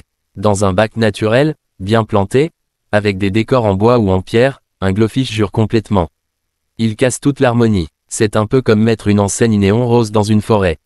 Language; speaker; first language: French; native; French